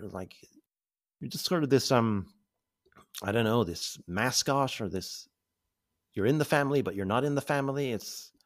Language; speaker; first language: English; native; English